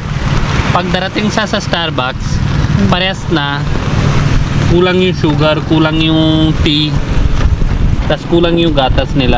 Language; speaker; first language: Filipino; non-native, learner; Hindi